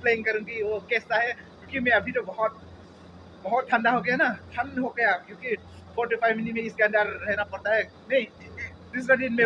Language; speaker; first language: Hindi; non-native, local second language; Khasi